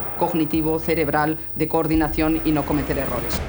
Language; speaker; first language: Spanish; native; Spanish